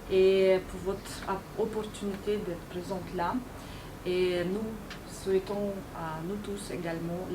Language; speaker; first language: French; non-native, fluent; Ukrainian